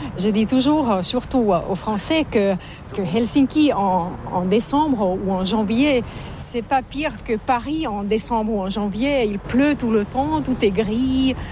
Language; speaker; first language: French; non-native, fluent; Finnish